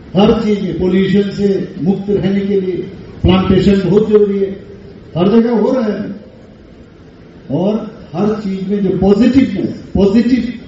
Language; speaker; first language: Hindi; non-native, local second language; Bangla